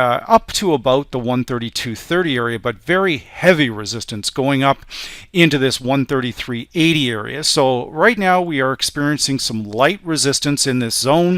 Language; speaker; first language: English; native; English